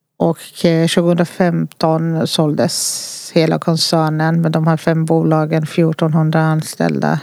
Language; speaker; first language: Swedish; non-native, fluent; Persian